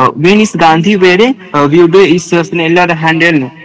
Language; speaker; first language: German; non-native, learner; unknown